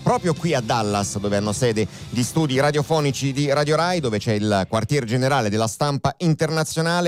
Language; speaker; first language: Italian; native; Italian